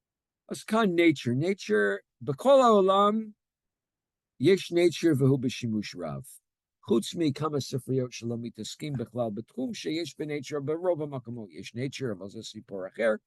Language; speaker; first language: Hebrew; non-native, fluent; English